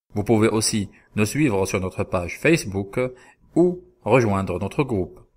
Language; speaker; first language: French; non-native, local second language; Arabic